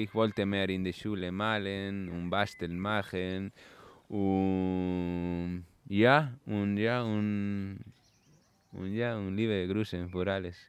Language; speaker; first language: German; non-native, learner; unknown